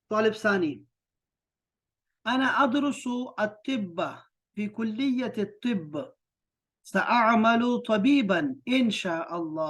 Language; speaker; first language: Arabic; non-native, fluent; Urdu